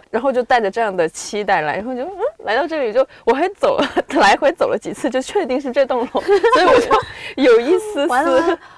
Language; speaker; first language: Chinese; native; Chinese